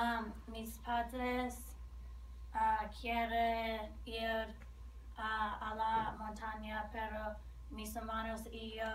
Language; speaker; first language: Spanish; non-native, learner; English